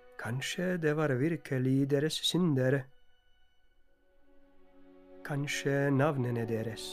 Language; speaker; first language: Norwegian; non-native, fluent; Polish